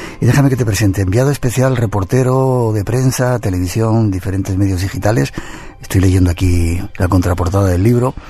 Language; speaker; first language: Spanish; native; Spanish